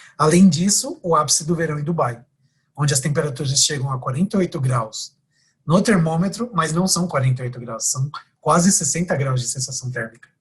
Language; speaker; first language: Portuguese; native; Portuguese